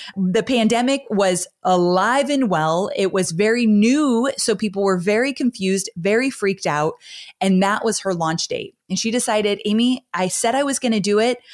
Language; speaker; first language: English; native; English